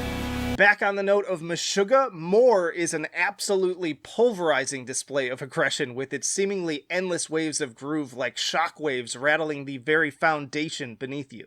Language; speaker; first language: English; native; English